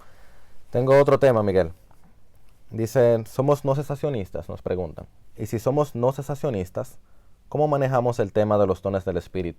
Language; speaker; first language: Spanish; native; Spanish